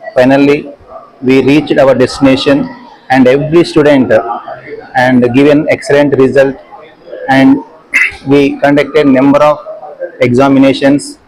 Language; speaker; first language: English; non-native, local second language; Telugu